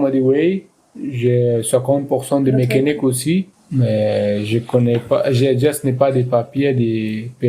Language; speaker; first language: French; non-native, learner; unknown